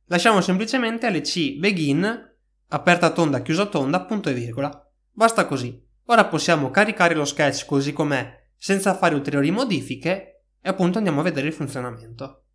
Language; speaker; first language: Italian; native; Italian